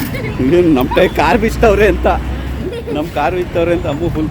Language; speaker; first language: Kannada; native; Kannada